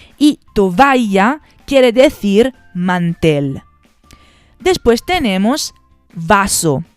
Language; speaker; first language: Spanish; non-native, fluent; Italian